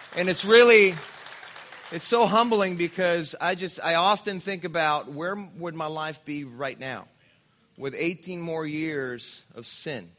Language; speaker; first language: English; non-native, fluent; Spanish